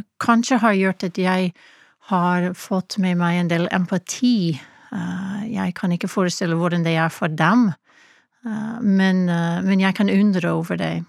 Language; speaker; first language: Norwegian; non-native, fluent; English